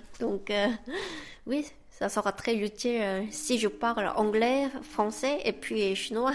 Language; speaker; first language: French; non-native, fluent; Korean